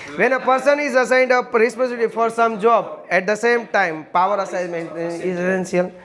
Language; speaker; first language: English; non-native, local second language; Gujarati